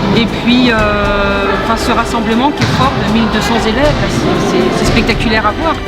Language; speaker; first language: French; native; French